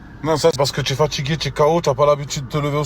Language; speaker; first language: French; native; French